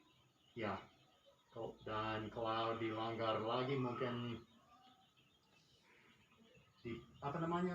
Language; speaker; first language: Indonesian; non-native, fluent; English